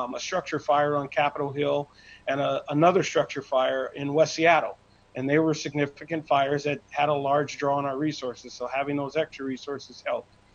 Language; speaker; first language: English; native; English